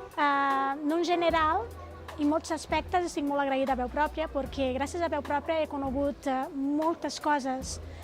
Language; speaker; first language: Catalan; non-native, fluent; Portuguese